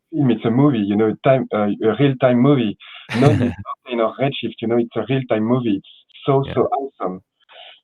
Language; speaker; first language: English; non-native, learner; French